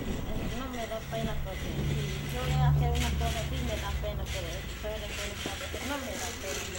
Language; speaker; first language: Spanish; non-native, local second language; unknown